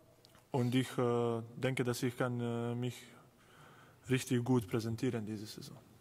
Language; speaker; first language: German; non-native, learner; Croatian